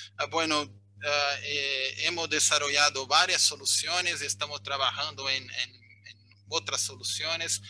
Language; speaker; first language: Spanish; non-native, fluent; Portuguese